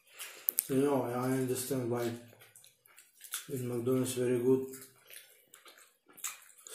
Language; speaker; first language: English; non-native, learner; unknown